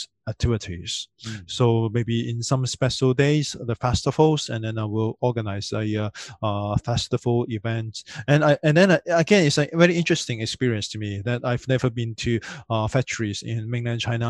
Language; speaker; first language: English; non-native, local second language; Cantonese